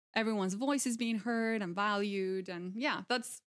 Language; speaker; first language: English; non-native, fluent; Spanish